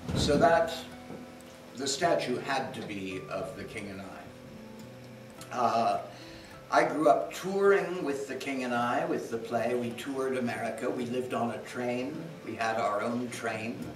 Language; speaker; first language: English; native; English